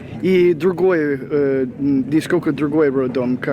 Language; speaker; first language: Russian; non-native, learner; English